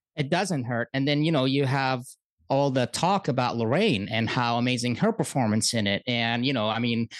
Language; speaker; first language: English; early bilingual, other home language; Arabic